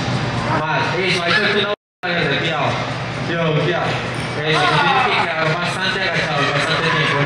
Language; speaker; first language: Spanish; native; Spanish